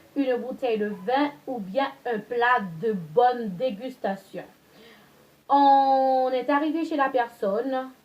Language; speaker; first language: French; non-native, local second language; Haitian Creole